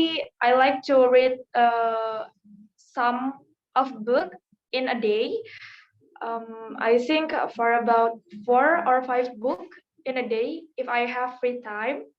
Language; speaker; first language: English; non-native, learner; Indonesian